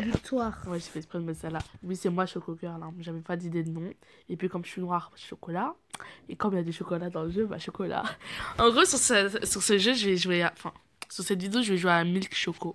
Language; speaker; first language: French; native; French